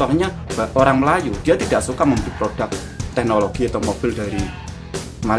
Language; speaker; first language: Indonesian; native; Indonesian